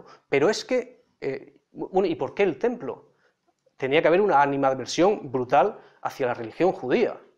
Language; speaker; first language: Spanish; native; Spanish